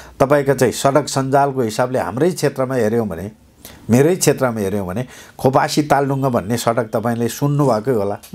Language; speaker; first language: Nepali; non-native, local second language; Eastern Tamang